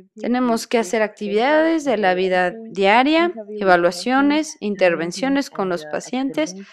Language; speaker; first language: Spanish; non-native, fluent; Chinese